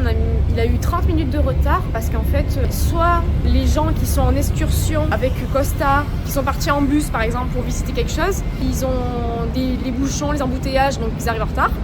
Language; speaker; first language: French; native; French